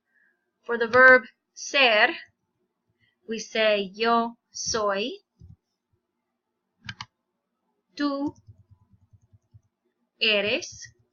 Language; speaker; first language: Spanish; non-native, fluent; English